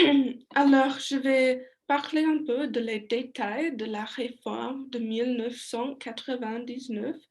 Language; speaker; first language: French; non-native, learner; English